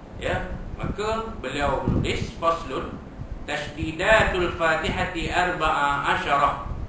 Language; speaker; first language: Malay; native; Malay